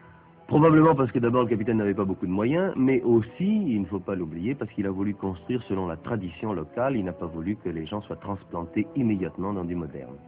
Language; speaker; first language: French; native; French